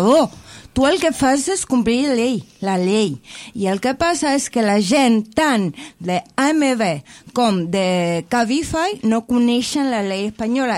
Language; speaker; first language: Catalan; native; Catalan